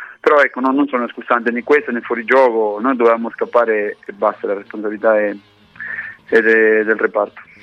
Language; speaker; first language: Italian; non-native, fluent; Spanish